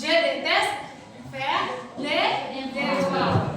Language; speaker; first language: French; non-native, learner; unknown